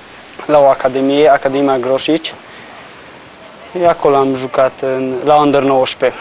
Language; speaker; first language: Romanian; non-native, local second language; Hungarian